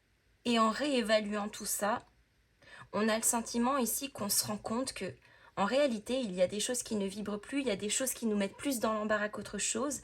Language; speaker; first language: French; native; French